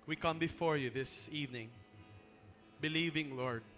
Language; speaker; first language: English; non-native, local second language; Filipino